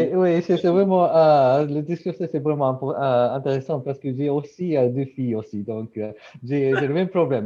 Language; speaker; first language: French; non-native, fluent; Japanese